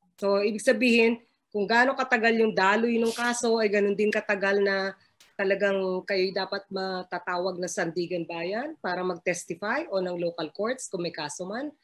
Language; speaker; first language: Filipino; native; Filipino